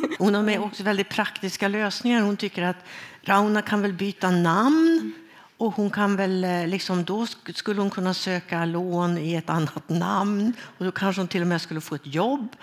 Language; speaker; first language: Swedish; native; Swedish